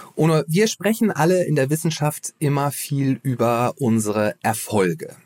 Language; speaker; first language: German; native; German